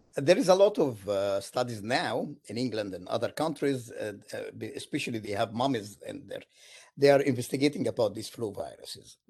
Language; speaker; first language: English; non-native, fluent; Arabic